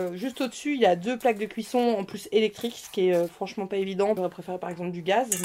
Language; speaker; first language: French; native; French